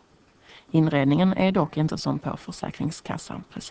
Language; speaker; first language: Swedish; native; Swedish